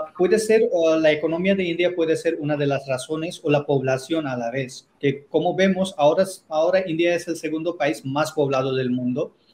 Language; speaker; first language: Spanish; non-native, fluent; Hindi